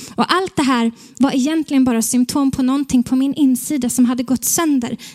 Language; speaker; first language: Swedish; native; Swedish